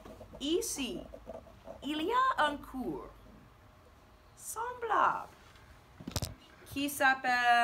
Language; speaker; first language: French; non-native, fluent; English